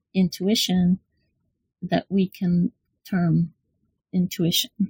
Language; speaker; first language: English; non-native, fluent; Hebrew